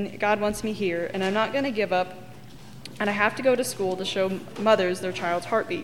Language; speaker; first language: English; native; English